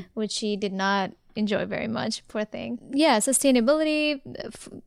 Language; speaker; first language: English; non-native, local second language; Nepali